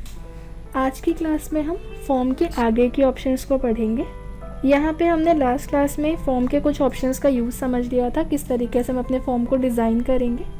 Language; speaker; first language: Hindi; native; Hindi